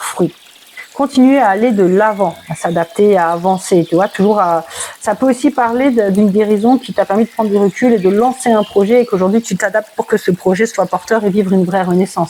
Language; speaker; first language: French; native; French